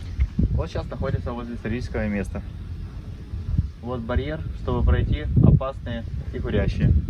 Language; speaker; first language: Russian; native; Russian